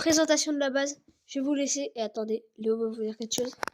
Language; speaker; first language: French; native; French